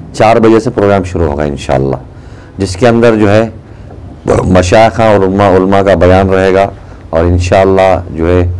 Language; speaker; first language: Urdu; native; Urdu